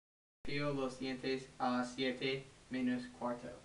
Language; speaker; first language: Spanish; non-native, learner; English